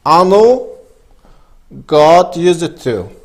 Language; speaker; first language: English; non-native, fluent; Kazakh